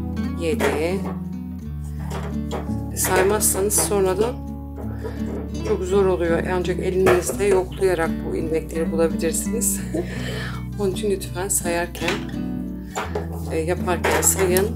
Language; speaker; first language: Turkish; native; Turkish